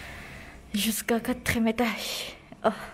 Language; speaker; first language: French; non-native, learner; Malay